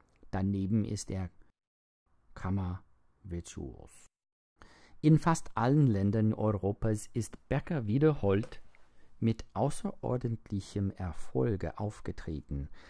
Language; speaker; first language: German; non-native, fluent; English